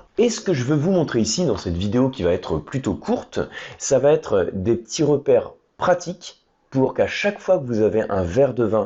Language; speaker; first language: French; native; French